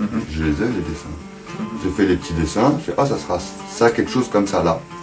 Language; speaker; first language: French; native; French